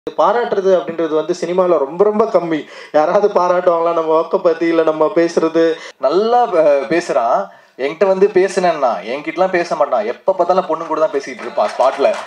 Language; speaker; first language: Tamil; native; Tamil